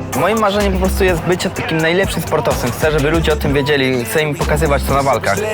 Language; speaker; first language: Polish; native; Polish